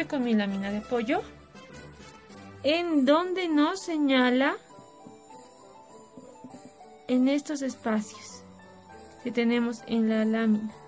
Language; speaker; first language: Spanish; native; Spanish